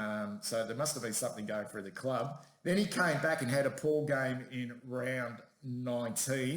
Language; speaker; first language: English; native; English